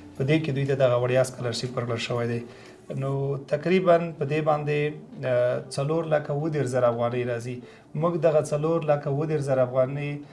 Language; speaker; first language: Pashto; native; Pashto